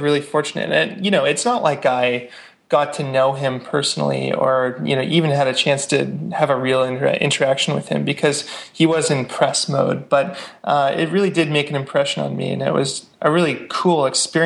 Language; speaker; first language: English; native; English